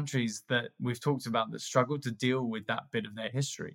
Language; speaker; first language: English; native; English